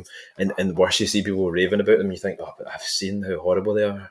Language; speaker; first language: English; native; English